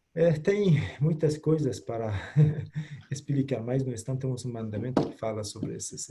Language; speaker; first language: Portuguese; non-native, fluent; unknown